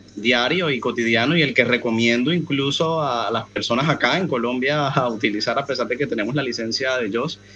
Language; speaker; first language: Spanish; native; Spanish